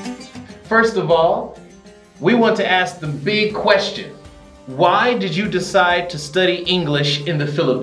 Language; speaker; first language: English; non-native, fluent; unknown